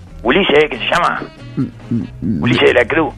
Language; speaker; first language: Spanish; native; Spanish